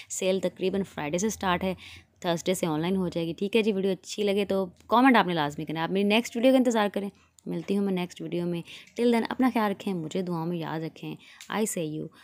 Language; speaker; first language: Hindi; native; Hindi